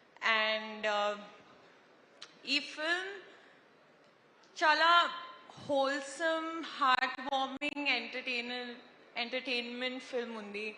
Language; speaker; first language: Telugu; non-native, learner; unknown